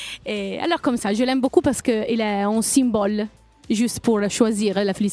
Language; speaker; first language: French; non-native, learner; Italian